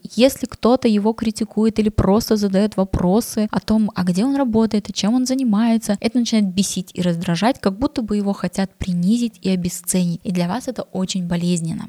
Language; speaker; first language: Russian; native; Russian